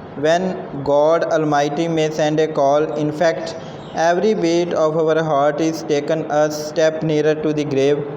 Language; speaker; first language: English; non-native, local second language; Punjabi